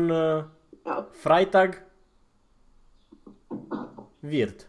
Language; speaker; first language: German; non-native, fluent; Romanian